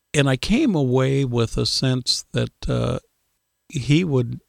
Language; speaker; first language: English; native; English